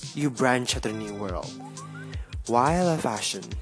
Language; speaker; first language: English; non-native, learner; Indonesian